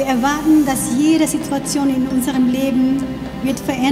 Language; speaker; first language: German; non-native, learner; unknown